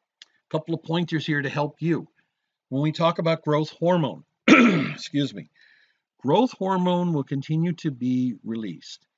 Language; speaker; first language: English; native; English